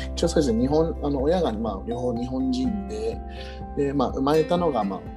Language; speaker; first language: Japanese; early bilingual, heritage; English